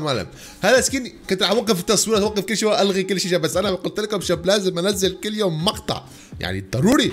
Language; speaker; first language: Arabic; native; Arabic